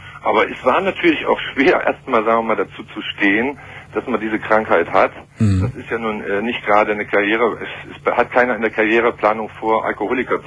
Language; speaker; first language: German; native; German